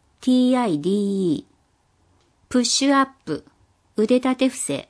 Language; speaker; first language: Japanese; non-native, fluent; English